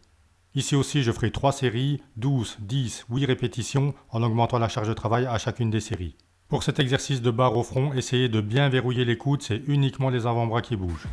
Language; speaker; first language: French; native; French